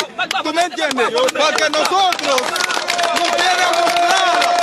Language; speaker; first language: Spanish; non-native, local second language; Haitian Creole